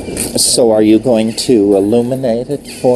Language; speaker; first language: English; native; English